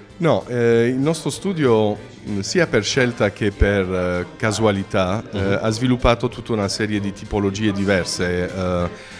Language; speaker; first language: Italian; non-native, fluent; Romanian